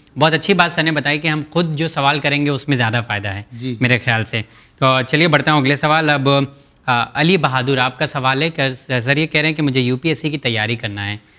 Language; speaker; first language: Hindi; native; Hindi